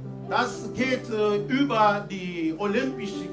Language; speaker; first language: German; non-native, learner; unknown